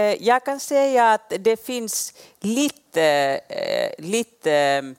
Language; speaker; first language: Swedish; non-native, local second language; Finnish